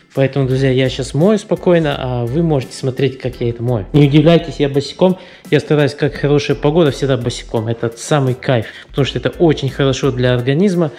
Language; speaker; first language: Russian; early bilingual, heritage; Russian